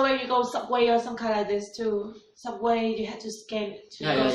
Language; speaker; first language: English; non-native, learner; Vietnamese